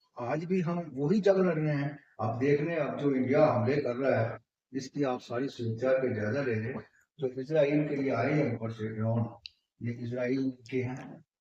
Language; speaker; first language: Urdu; non-native, local second language; Punjabi